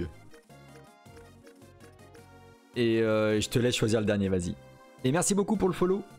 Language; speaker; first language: French; native; French